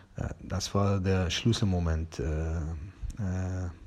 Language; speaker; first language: German; non-native, learner; Persian